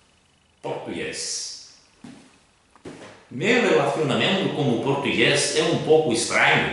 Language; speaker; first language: Portuguese; non-native, fluent; Greek